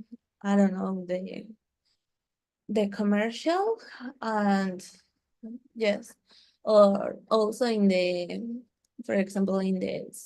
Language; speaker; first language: English; non-native, learner; Spanish